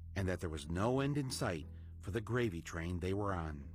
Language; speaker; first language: English; native; English